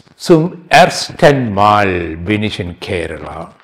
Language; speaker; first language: German; non-native, fluent; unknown